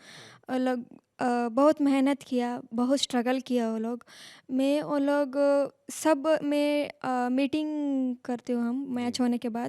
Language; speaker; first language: Hindi; non-native, local second language; Kannada